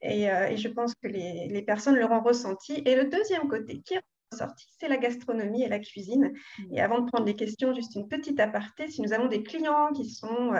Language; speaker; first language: French; native; French